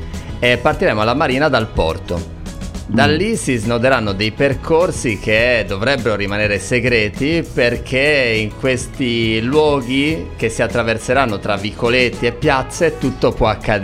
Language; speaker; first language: Italian; native; Italian